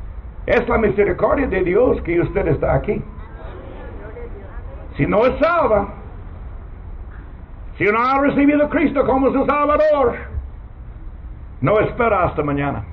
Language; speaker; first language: Spanish; non-native, learner; English